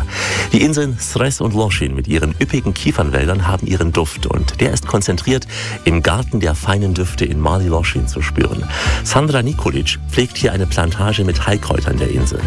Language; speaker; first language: German; native; German